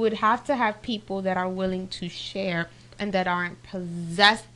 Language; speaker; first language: English; early bilingual, other home language; Spanish